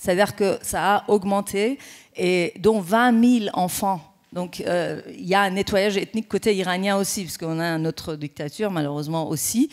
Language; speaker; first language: French; non-native, fluent; Persian